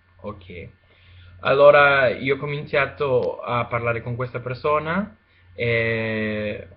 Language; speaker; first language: Italian; non-native, learner; Spanish